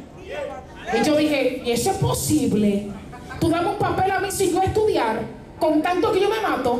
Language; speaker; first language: Spanish; early bilingual, heritage; Spanish